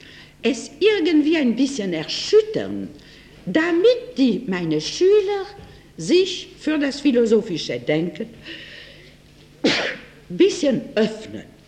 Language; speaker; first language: German; non-native, fluent; French